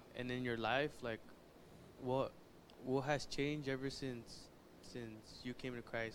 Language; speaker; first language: English; early bilingual, other home language; Spanish